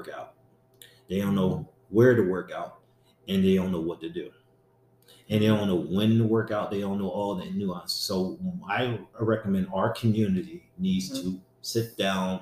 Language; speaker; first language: English; native; English